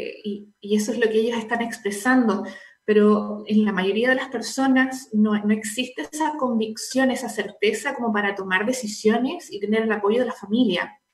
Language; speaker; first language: Spanish; native; Spanish